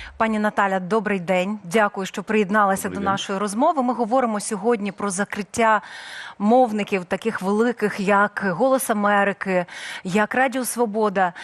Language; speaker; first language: Ukrainian; native; Ukrainian